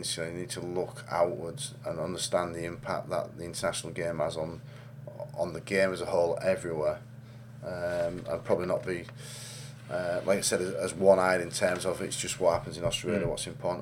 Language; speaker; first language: English; native; English